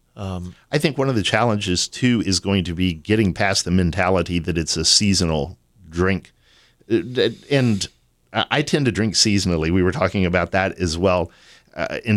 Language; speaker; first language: English; native; English